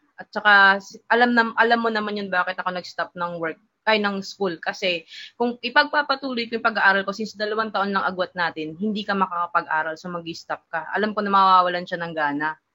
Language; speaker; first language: Filipino; non-native, local second language; Hiligaynon